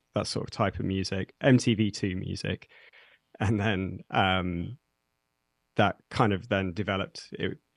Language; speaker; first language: English; native; English